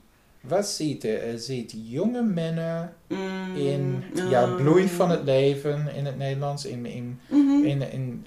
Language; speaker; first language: German; non-native, learner; English